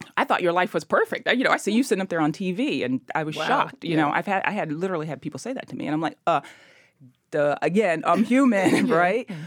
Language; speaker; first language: English; native; English